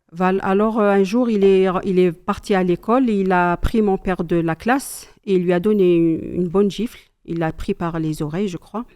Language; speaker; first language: French; non-native, local second language; Kabyle